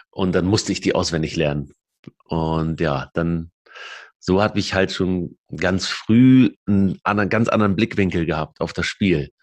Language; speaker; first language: German; early bilingual, other home language; Arabic